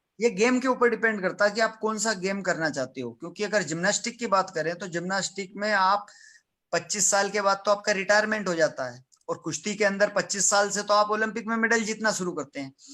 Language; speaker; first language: Hindi; native; Hindi